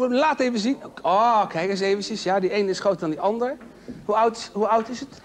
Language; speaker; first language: Dutch; native; Dutch